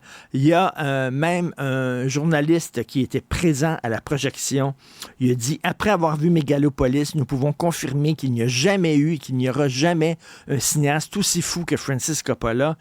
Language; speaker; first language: French; native; French